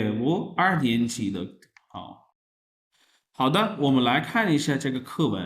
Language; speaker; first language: Chinese; non-native, fluent; Urdu